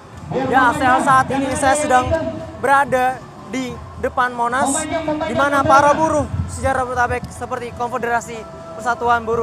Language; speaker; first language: Indonesian; native; Indonesian